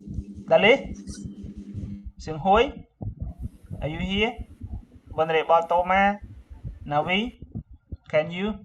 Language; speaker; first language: English; non-native, learner; Khmer